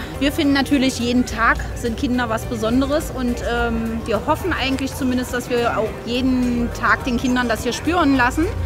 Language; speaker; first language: German; native; German